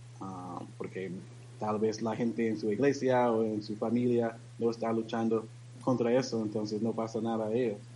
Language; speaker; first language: Spanish; non-native, learner; English